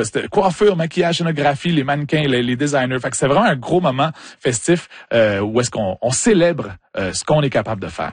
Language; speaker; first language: French; native; French